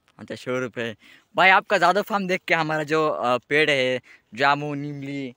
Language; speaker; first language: Hindi; non-native, local second language; Marathi